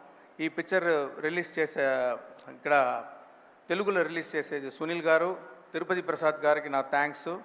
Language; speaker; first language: Telugu; non-native, local second language; Tamil